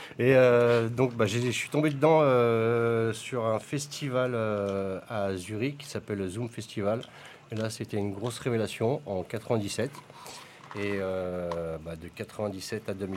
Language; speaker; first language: French; native; French